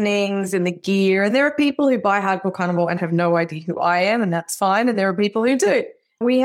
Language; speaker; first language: English; native; English